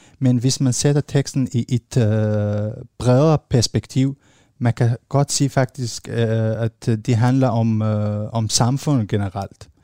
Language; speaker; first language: Danish; non-native, fluent; Arabic